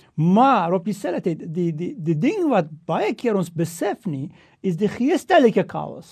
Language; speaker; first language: Afrikaans; non-native, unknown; Turkish